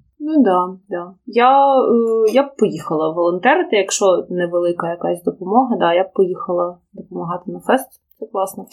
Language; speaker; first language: Ukrainian; non-native, local second language; Russian